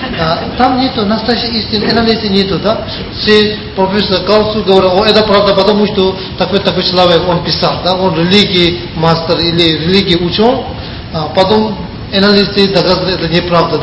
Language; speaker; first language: Russian; non-native, learner; Tibetan